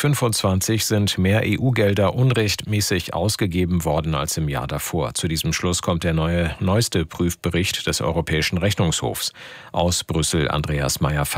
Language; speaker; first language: German; native; German